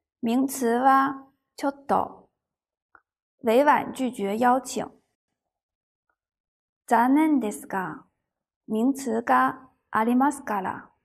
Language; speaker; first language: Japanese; non-native, fluent; Chinese